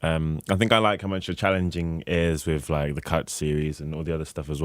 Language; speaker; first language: English; native; English